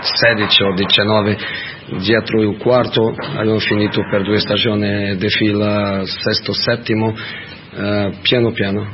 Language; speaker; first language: Italian; non-native, fluent; Portuguese